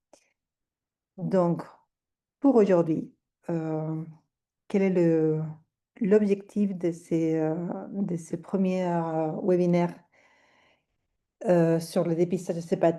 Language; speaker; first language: French; non-native, fluent; Spanish